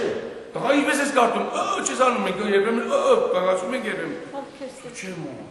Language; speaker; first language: Armenian; early bilingual, heritage; Armenian